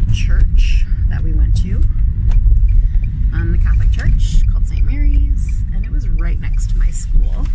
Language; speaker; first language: English; native; English